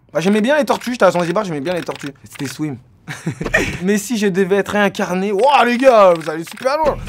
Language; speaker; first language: French; native; French